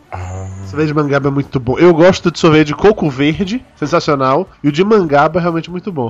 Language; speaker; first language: Portuguese; native; Portuguese